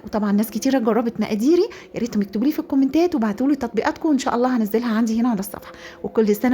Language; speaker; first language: Arabic; native; Arabic